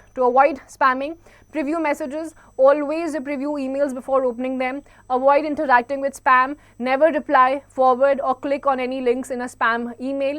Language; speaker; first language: English; non-native, local second language; Hindi